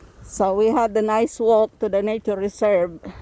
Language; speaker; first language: English; non-native, local second language; Filipino